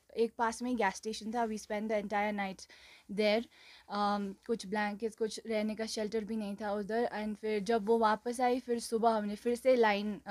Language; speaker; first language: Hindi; non-native, local second language; Nepali